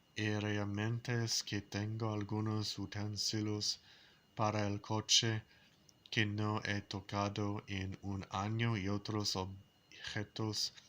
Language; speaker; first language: Spanish; non-native, learner; English